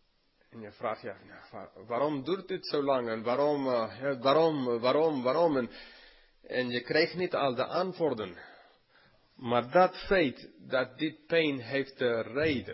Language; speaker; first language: Dutch; non-native, fluent; English